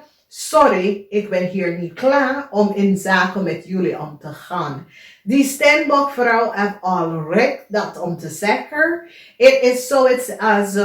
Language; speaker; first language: Dutch; non-native, learner; English